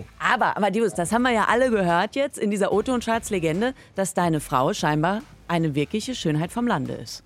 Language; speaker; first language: German; native; German